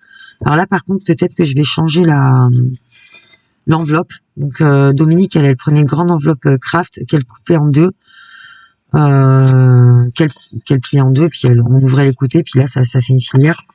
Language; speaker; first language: French; native; French